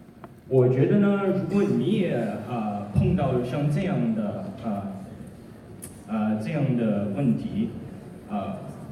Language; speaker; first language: Chinese; early bilingual, heritage; Chinese